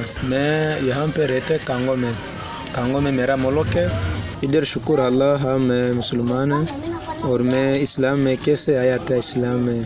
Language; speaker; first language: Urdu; non-native, learner; Swahili